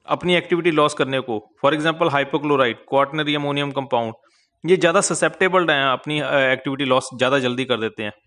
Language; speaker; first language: Hindi; non-native, local second language; Punjabi